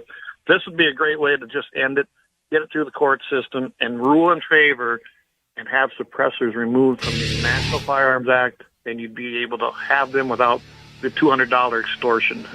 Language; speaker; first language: English; native; English